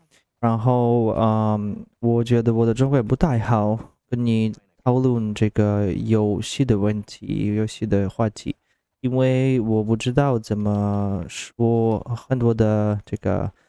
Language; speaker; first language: Chinese; non-native, learner; Russian